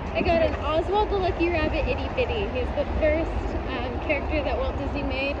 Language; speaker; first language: English; native; English